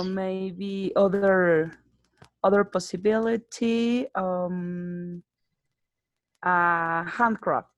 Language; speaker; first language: English; non-native, learner; Spanish